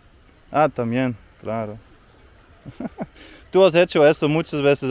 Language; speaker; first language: Spanish; non-native, learner; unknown